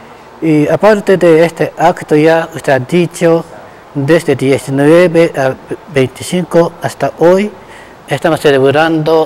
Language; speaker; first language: Spanish; non-native, fluent; Japanese